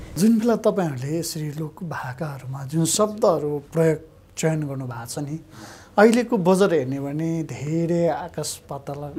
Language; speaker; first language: Nepali; native; Nepali